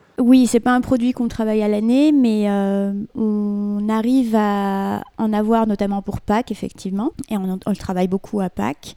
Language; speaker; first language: French; non-native, local second language; Arabic